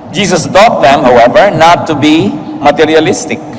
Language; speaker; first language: English; non-native, local second language; Filipino